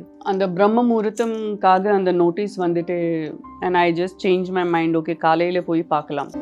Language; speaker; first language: Tamil; non-native, local second language; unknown